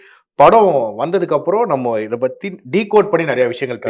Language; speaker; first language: Tamil; native; Tamil